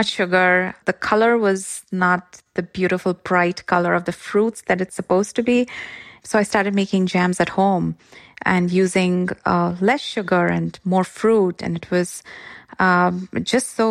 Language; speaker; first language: English; non-native, local second language; Gujarati